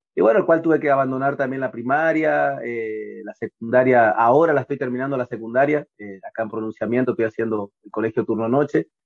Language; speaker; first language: Spanish; native; Spanish